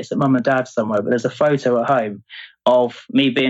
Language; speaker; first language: English; native; English